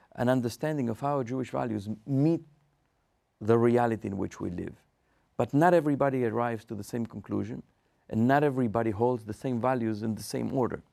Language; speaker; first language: English; non-native, fluent; Spanish